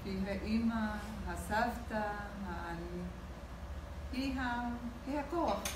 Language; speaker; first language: Hebrew; non-native, local second language; Arabic